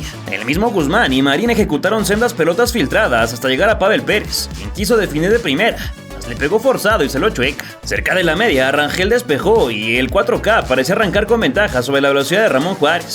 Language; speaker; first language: Spanish; native; Spanish